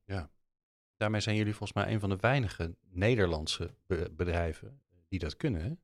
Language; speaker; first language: Dutch; native; Dutch